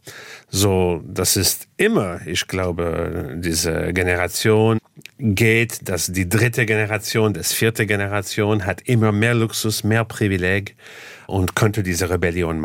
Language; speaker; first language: German; non-native, fluent; English